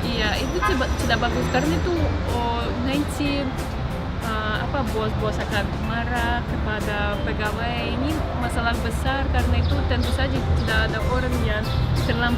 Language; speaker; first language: Indonesian; non-native, learner; Russian